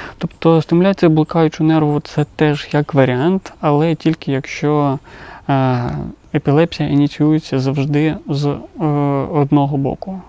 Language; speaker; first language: Ukrainian; non-native, local second language; Russian